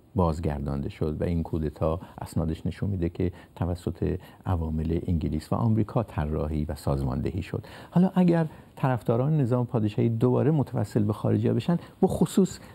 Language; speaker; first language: Persian; native; Persian